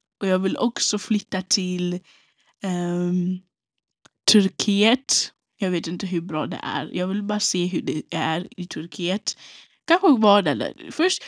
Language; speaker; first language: Swedish; non-native, local second language; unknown